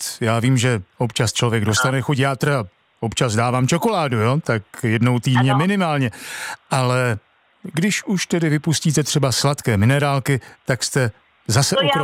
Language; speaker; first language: Czech; native; Czech